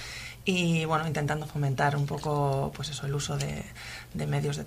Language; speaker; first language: Spanish; native; Spanish